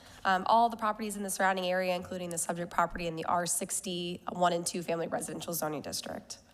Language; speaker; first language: English; native; English